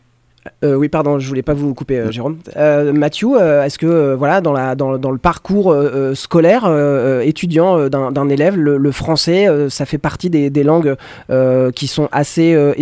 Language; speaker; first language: French; native; French